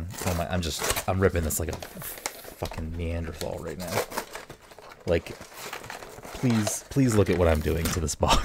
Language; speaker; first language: English; native; English